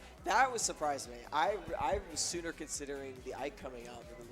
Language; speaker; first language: English; native; English